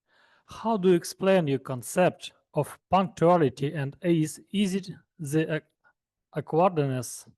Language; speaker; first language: English; non-native, learner; Russian